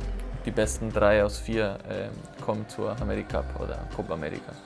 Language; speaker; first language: German; non-native, fluent; Spanish